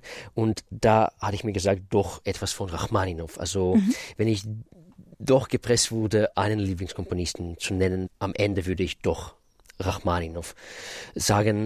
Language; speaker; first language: German; non-native, fluent; Russian